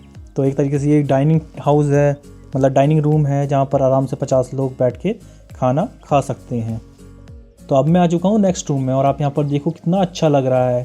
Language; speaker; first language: Hindi; native; Hindi